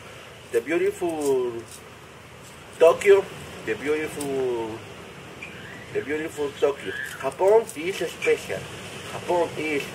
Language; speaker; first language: English; non-native, learner; Spanish